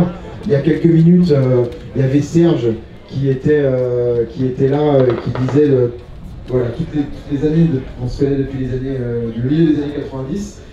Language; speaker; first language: French; native; French